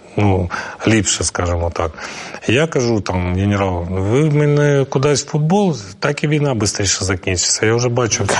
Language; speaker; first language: Ukrainian; non-native, local second language; Russian